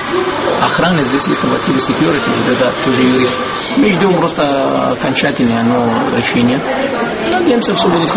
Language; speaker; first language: Russian; non-native, fluent; Arabic